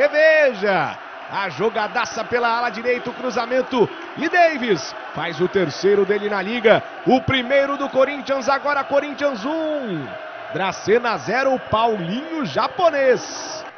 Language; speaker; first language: Portuguese; native; Portuguese